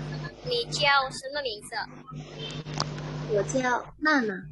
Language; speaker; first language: Chinese; non-native, learner; Indonesian